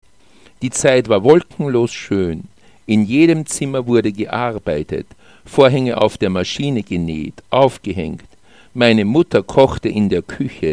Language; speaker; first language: German; native; German